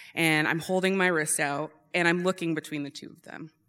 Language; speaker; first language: English; native; English